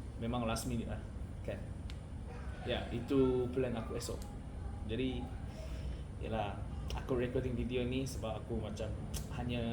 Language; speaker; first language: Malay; non-native, learner; Korean